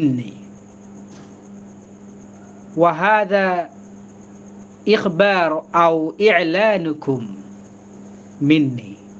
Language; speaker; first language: Arabic; non-native, fluent; Bangla